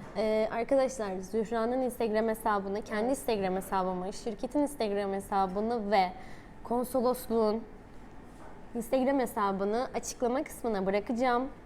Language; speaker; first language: Turkish; native; Turkish